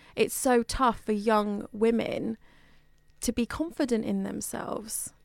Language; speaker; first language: English; native; English